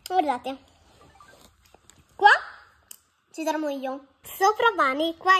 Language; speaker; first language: Italian; native; Italian